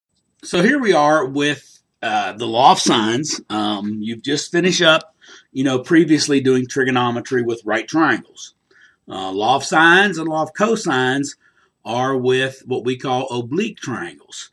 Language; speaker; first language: English; native; English